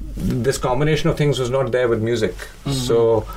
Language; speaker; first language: English; non-native, local second language; Hindi